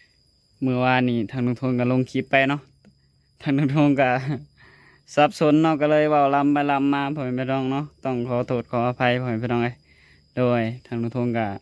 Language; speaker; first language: Thai; non-native, local second language; Lao